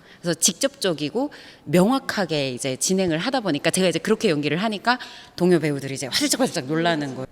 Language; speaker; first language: Korean; native; Korean